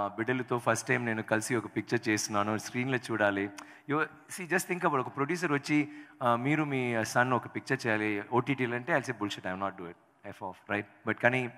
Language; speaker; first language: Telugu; non-native, learner; Tamil